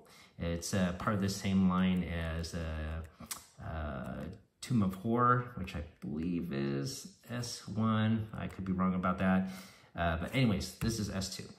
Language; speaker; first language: English; native; English